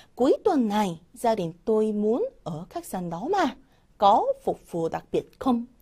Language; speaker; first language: Vietnamese; non-native, fluent; Korean